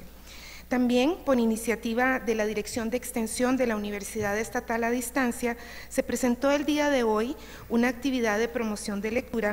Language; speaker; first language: Spanish; native; Spanish